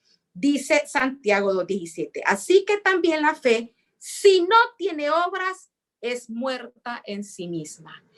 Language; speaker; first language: Spanish; native; Spanish